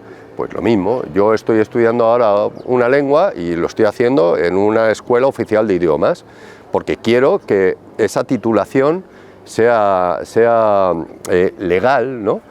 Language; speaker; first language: Spanish; native; Spanish